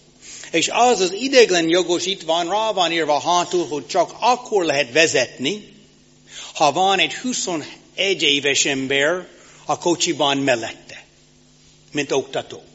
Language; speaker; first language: Hungarian; non-native, fluent; English